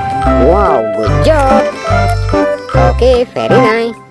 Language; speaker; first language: English; non-native, learner; Indonesian